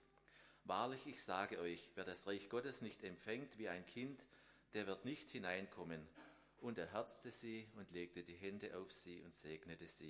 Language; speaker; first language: German; native; German